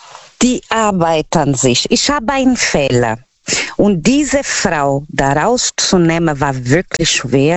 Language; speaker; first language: German; non-native, learner; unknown